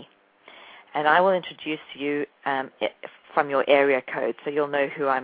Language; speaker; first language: English; native; English